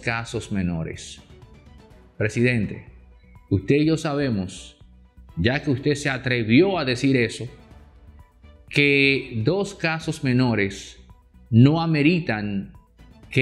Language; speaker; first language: Spanish; native; Spanish